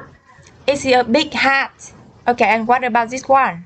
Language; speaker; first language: English; non-native, learner; Vietnamese